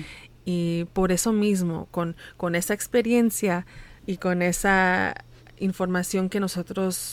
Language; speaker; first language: Spanish; early bilingual, heritage; Spanish